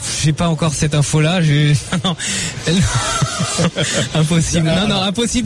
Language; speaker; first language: French; native; French